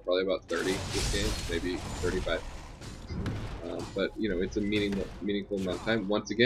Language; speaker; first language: English; native; English